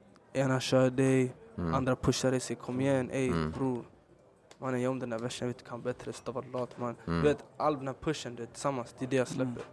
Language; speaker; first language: Swedish; early bilingual, other home language; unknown